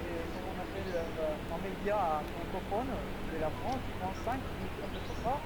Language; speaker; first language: French; non-native, fluent; Spanish